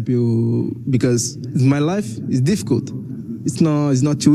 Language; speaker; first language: English; non-native, learner; Portuguese